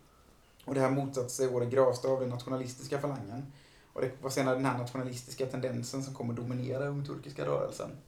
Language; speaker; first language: Swedish; native; Swedish